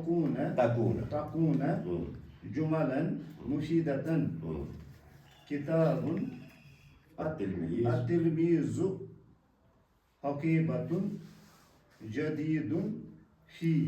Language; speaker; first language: Arabic; non-native, learner; Urdu